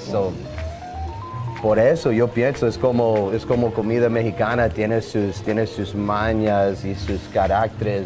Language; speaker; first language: Spanish; non-native, learner; English